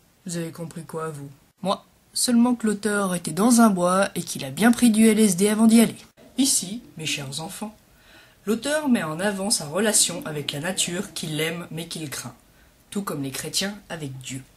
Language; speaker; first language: French; native; French